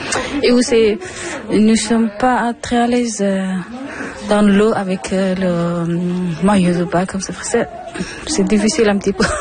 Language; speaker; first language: French; non-native, learner; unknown